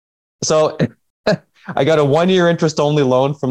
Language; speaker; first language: English; native; English